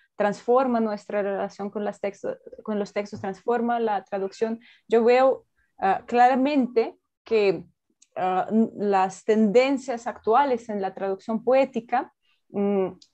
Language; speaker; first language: Spanish; non-native, fluent; Russian